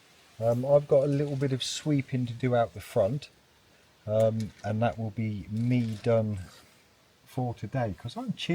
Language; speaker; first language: English; native; English